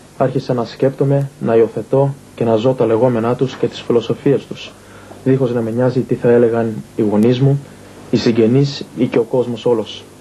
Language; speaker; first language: Greek; early bilingual, heritage; Greek